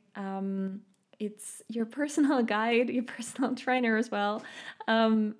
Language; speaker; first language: English; non-native, fluent; German